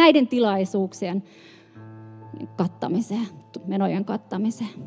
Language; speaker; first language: Finnish; native; Finnish